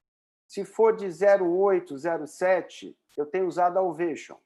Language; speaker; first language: Portuguese; native; Portuguese